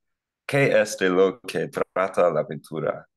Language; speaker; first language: Spanish; non-native, learner; English